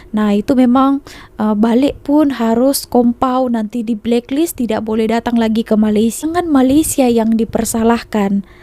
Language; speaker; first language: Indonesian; native; Indonesian